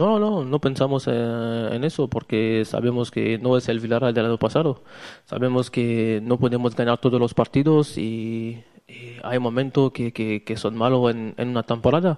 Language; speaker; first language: Spanish; non-native, learner; French